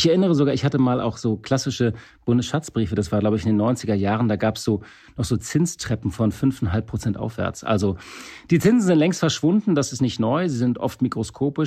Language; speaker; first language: German; native; German